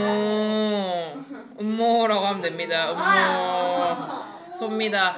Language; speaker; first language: Korean; native; Korean